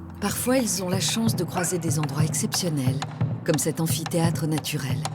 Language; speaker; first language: French; native; French